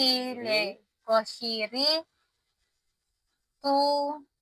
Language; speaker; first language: Korean; non-native, learner; Filipino